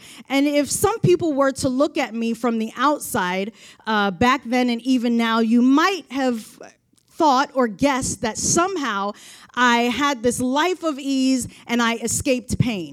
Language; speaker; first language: English; native; English